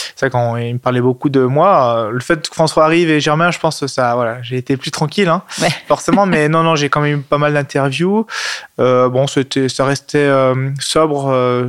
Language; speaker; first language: French; native; French